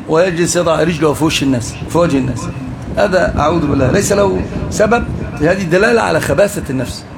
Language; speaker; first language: Arabic; native; Arabic